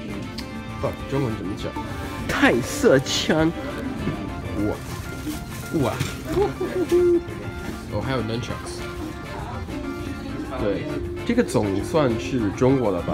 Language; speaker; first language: Chinese; non-native, fluent; English